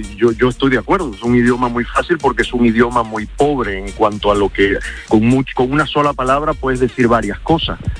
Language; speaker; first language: Spanish; early bilingual, heritage; Spanish